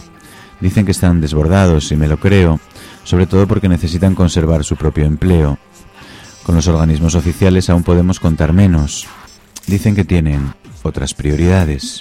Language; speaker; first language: Spanish; native; Spanish